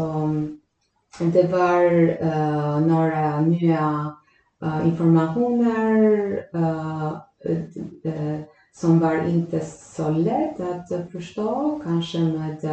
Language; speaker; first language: Swedish; non-native, fluent; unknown